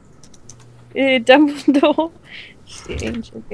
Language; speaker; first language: English; native; English